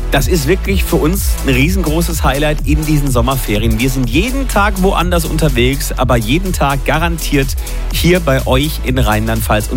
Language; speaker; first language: German; native; German